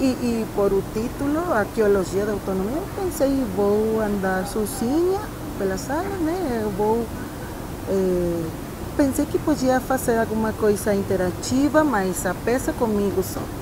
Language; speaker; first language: Portuguese; non-native, fluent; Spanish